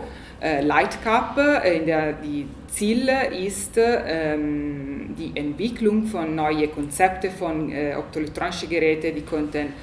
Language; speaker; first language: German; non-native, learner; Italian